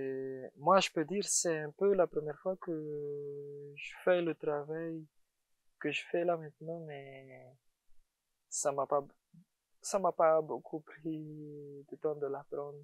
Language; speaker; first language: French; non-native, local second language; Malagasy